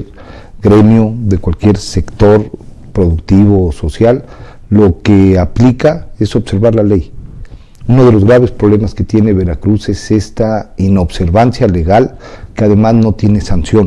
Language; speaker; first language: Spanish; native; Spanish